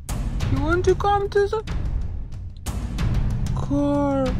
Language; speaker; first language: English; non-native, learner; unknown